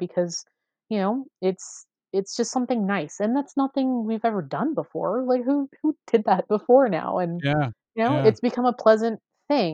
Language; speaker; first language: English; native; English